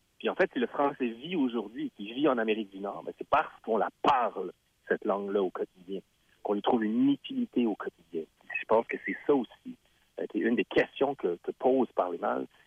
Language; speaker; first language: French; native; French